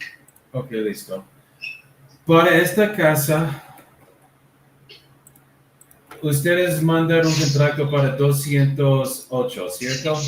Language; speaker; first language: Spanish; non-native, learner; English